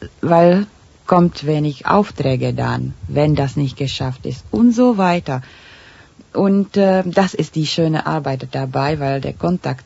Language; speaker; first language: German; non-native, fluent; Czech